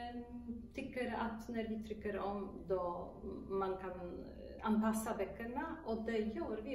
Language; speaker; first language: Swedish; non-native, fluent; Polish